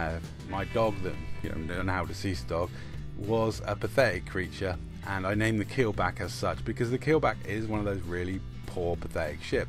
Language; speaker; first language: English; native; English